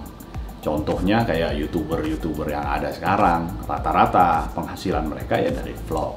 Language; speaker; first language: Indonesian; native; Indonesian